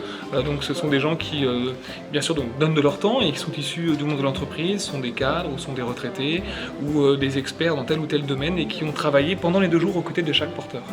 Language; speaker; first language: French; native; French